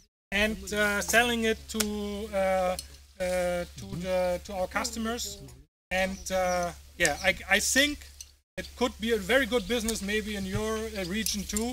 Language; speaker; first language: English; non-native, fluent; German